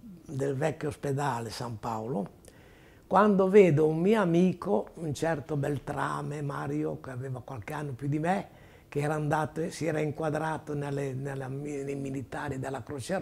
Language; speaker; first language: Italian; native; Italian